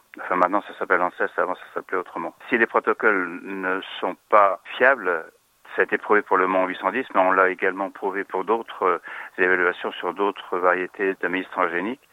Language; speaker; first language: French; native; French